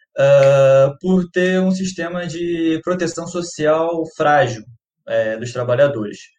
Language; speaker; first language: Portuguese; native; Portuguese